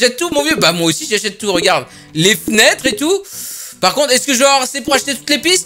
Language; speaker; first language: French; native; French